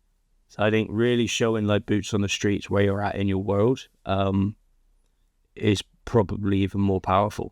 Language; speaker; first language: English; native; English